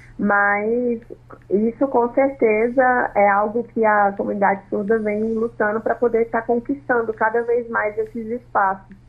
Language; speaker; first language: Portuguese; non-native, local second language; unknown